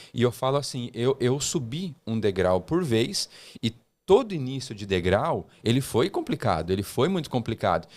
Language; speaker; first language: Portuguese; early bilingual, heritage; Portuguese